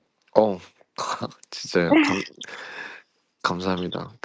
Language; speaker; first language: Korean; early bilingual, heritage; Korean